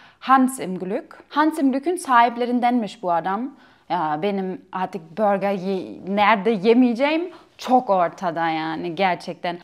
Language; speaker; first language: Turkish; non-native, fluent; German